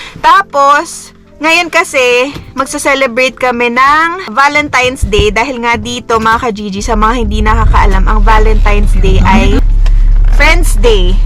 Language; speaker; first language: Filipino; native; Filipino